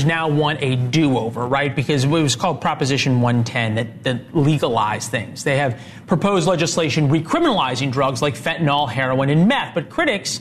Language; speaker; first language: English; native; English